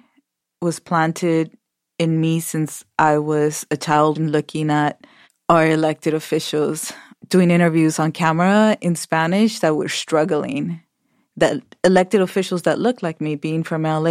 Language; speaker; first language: English; early bilingual, other home language; Spanish